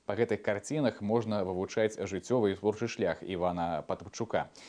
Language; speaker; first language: Belarusian; native; Belarusian